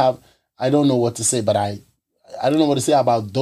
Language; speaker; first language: English; non-native, local second language; Ewe